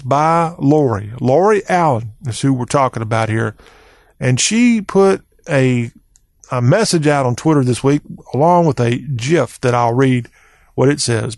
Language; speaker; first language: English; native; English